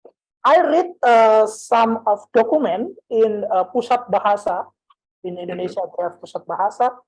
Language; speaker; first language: English; non-native, learner; Indonesian